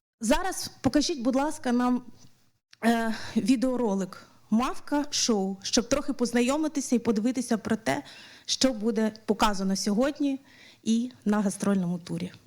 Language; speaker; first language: Ukrainian; native; Ukrainian